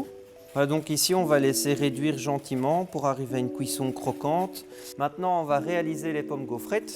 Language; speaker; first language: French; native; French